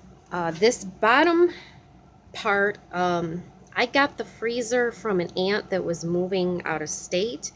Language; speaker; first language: English; native; English